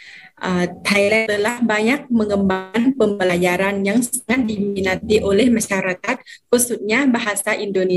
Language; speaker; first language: Indonesian; non-native, fluent; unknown